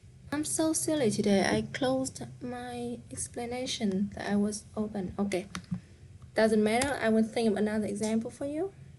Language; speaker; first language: English; non-native, fluent; Vietnamese